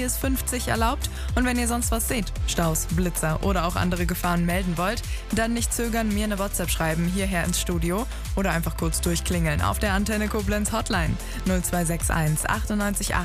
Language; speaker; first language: German; native; German